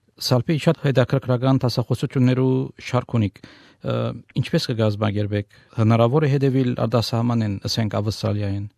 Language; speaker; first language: Armenian; early bilingual, heritage; Armenian